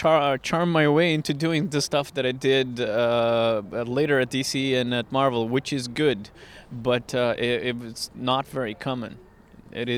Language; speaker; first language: English; non-native, fluent; Portuguese